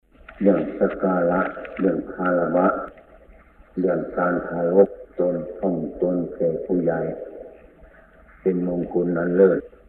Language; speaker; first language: Thai; native; Thai